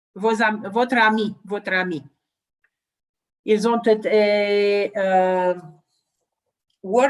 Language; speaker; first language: French; non-native, learner; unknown